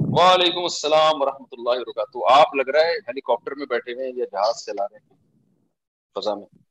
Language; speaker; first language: Urdu; native; Urdu